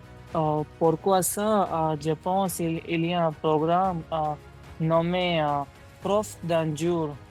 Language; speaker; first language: French; non-native, learner; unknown